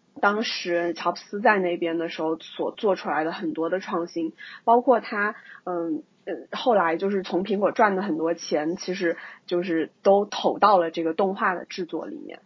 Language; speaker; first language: Chinese; native; Chinese